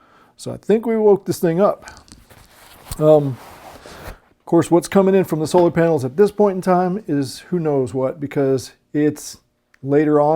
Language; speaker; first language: English; native; English